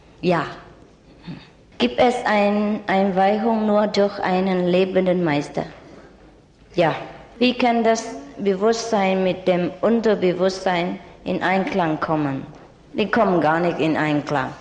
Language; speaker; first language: German; non-native, learner; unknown